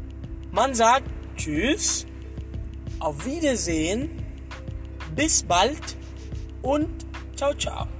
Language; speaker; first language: German; non-native, fluent; Spanish